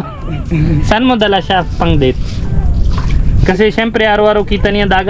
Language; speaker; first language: Filipino; non-native, learner; Hindi